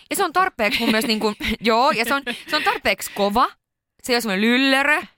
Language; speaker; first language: Finnish; early bilingual, heritage; Finnish